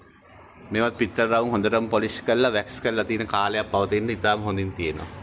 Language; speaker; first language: Sinhala; native; Sinhala